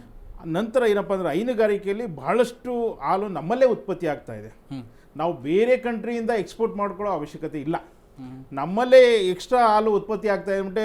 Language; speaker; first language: Kannada; native; Kannada